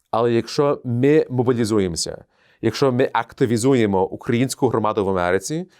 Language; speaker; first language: Ukrainian; early bilingual, heritage; Ukrainian